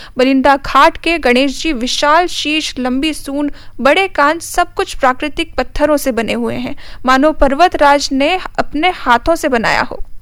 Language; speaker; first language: Hindi; native; Hindi